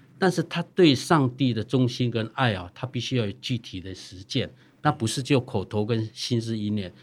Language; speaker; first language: Chinese; non-native, local second language; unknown